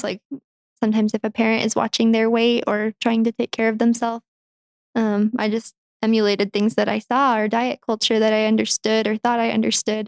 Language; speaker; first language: English; native; English